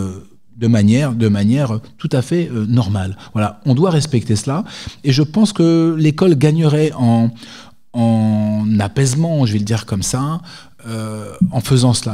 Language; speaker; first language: French; native; French